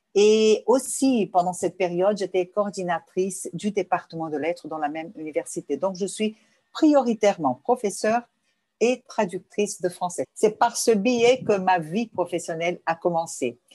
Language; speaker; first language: French; non-native, fluent; Portuguese